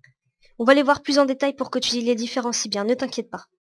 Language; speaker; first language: French; native; French